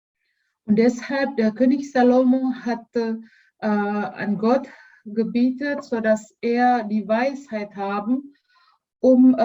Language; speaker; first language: German; non-native, learner; Indonesian